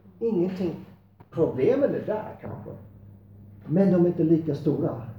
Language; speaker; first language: Swedish; non-native, fluent; English